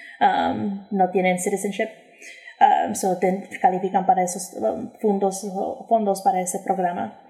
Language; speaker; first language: Spanish; early bilingual, heritage; English